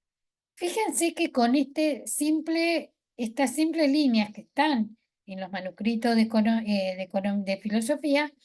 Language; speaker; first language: Spanish; native; Spanish